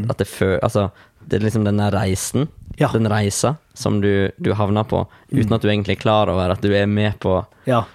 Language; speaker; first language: Norwegian; native; Norwegian